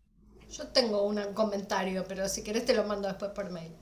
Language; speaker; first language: Spanish; native; Spanish